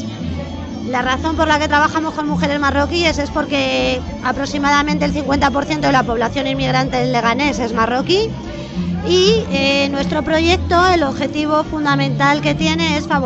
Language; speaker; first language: Spanish; native; Spanish